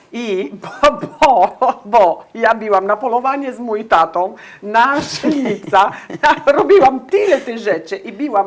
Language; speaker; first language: Polish; non-native, learner; Italian